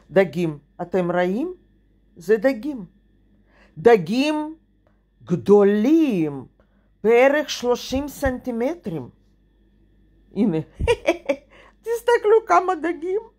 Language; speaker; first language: Hebrew; non-native, fluent; Russian